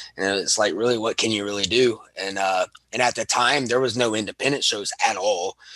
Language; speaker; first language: English; native; English